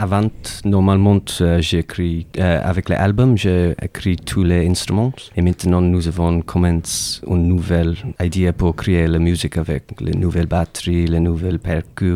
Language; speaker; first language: French; non-native, learner; English